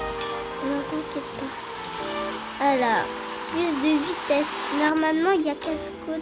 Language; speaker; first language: French; native; French